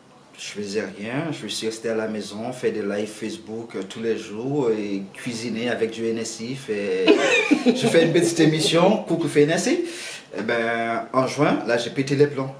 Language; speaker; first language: French; non-native, local second language; Haitian Creole